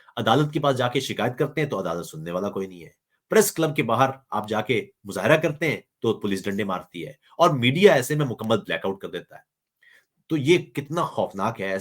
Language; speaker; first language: Urdu; non-native, local second language; Punjabi